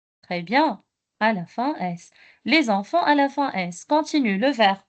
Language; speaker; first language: French; non-native, local second language; Arabic